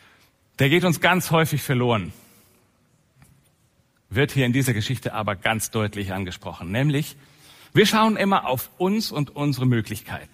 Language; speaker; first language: German; native; German